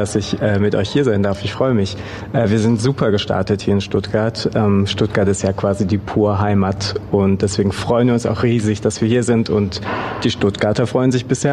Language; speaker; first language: German; native; German